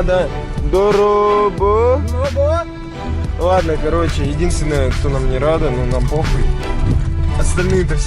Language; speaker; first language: Russian; native; Russian